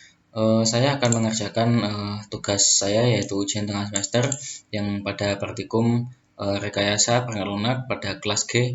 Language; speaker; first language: Indonesian; native; Indonesian